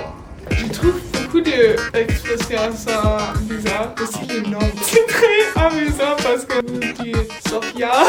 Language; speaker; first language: French; non-native, learner; German